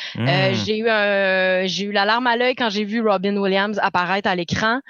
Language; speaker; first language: French; native; French